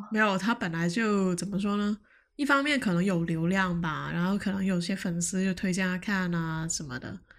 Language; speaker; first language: Chinese; non-native, local second language; Cantonese